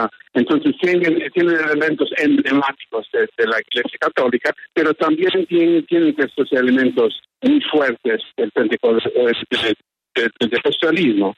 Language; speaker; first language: Spanish; early bilingual, heritage; English